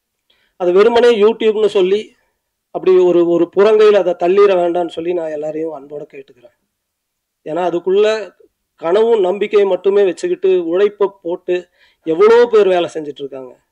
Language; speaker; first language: Tamil; native; Tamil